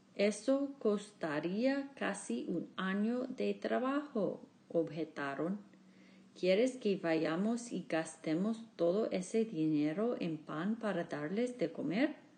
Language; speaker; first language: Spanish; non-native, learner; English